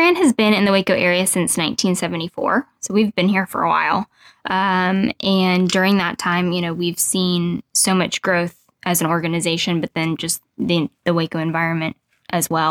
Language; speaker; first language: English; native; English